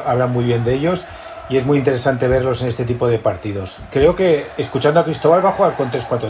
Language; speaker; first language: Spanish; native; Spanish